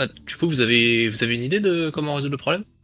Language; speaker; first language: French; native; French